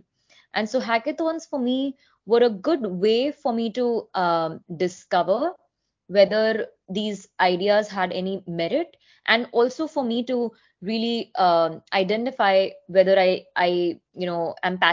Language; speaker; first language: English; non-native, local second language; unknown